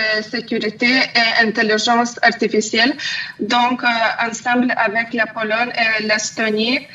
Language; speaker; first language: French; non-native, fluent; Lithuanian